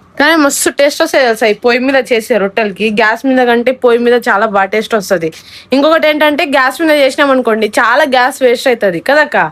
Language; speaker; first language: Telugu; non-native, local second language; Lambadi